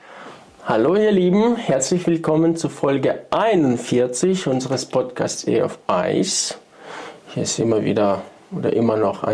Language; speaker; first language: German; non-native, fluent; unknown